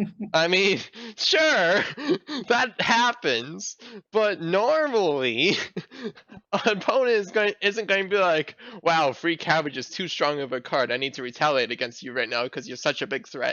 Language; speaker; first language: English; native; English